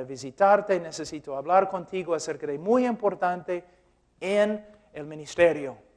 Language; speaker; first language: Spanish; non-native, fluent; English